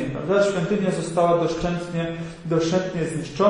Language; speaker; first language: Polish; native; Polish